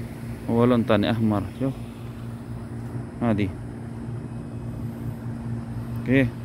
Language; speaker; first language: Arabic; non-native, learner; Filipino